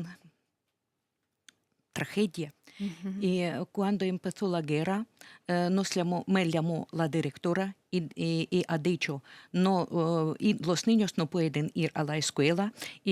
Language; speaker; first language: Spanish; non-native, fluent; Ukrainian